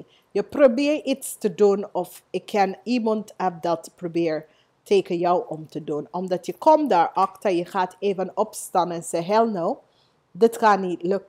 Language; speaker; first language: Dutch; non-native, learner; English